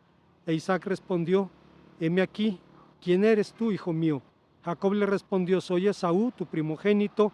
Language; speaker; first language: Spanish; native; Spanish